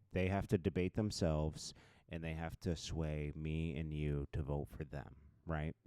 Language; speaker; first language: English; native; English